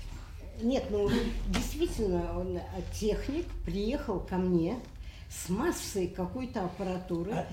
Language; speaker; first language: Russian; native; Russian